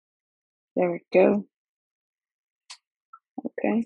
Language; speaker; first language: English; native; English